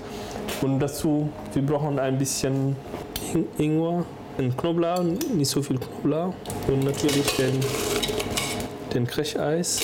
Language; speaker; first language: German; non-native, fluent; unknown